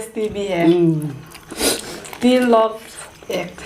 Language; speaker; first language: Hindi; non-native, local second language; Telugu